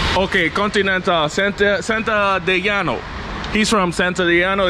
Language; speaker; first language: Spanish; non-native, learner; English